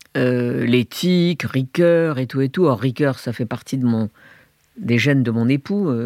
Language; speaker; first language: French; native; French